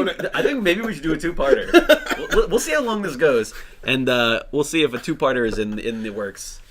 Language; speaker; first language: English; native; English